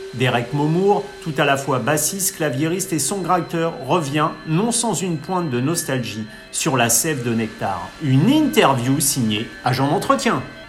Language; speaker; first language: French; native; French